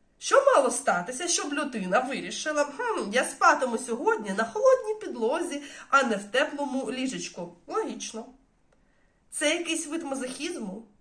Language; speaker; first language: Ukrainian; non-native, local second language; Russian